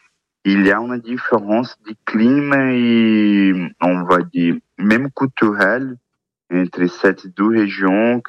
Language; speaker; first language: French; non-native, fluent; Portuguese